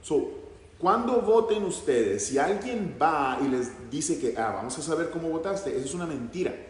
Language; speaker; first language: Spanish; early bilingual, heritage; Spanish